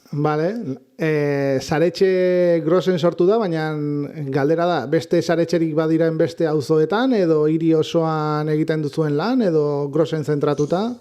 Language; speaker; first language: Basque; native; Basque